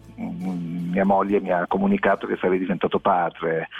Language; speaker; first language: Italian; non-native, fluent; Persian